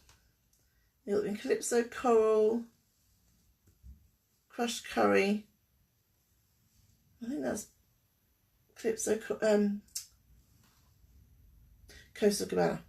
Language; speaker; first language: English; native; English